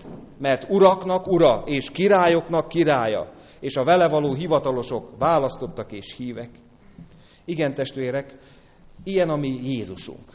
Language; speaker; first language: Hungarian; native; Hungarian